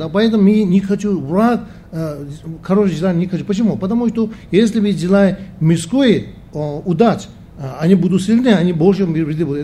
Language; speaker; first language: Russian; non-native, learner; Tibetan